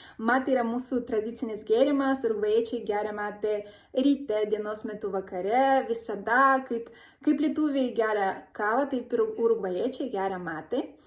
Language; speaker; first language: Lithuanian; early bilingual, other home language; Spanish